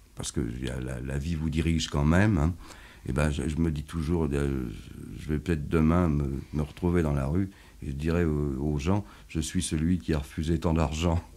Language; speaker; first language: French; native; French